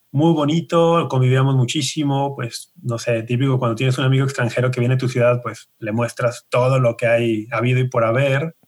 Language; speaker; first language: Spanish; native; Spanish